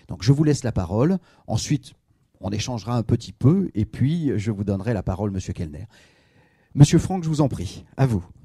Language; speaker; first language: French; native; French